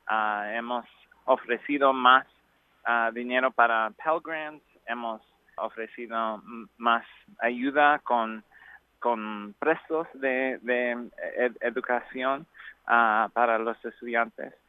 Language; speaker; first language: Spanish; non-native, learner; English